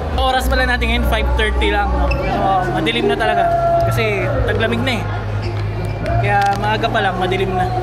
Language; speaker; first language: Filipino; native; Filipino